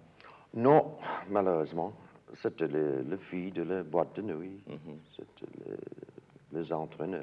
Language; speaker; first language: French; non-native, learner; English